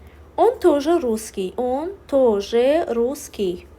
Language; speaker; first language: Russian; non-native, learner; Azerbaijani